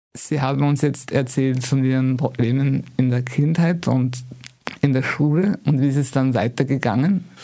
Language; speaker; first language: German; native; German